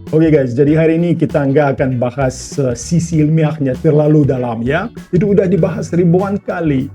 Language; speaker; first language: Indonesian; non-native, fluent; Russian